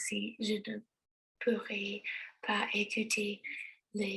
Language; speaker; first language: French; non-native, learner; English